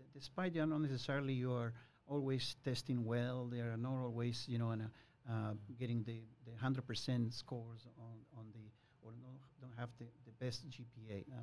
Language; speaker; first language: English; non-native, fluent; Spanish